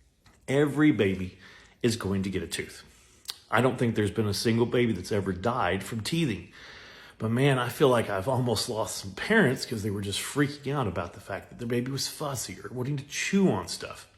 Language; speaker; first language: English; native; English